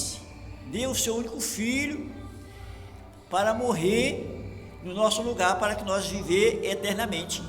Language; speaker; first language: Portuguese; native; Portuguese